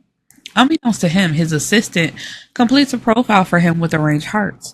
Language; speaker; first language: English; native; English